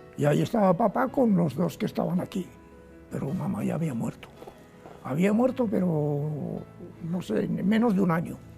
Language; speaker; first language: Spanish; native; Spanish